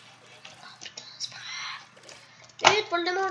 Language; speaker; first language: French; native; French